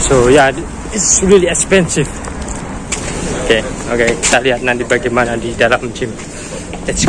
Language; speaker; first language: English; non-native, learner; Indonesian